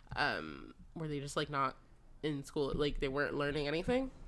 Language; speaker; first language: English; native; English